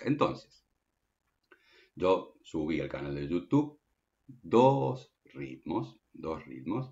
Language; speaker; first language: Spanish; native; Spanish